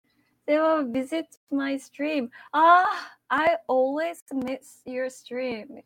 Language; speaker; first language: English; non-native, fluent; Korean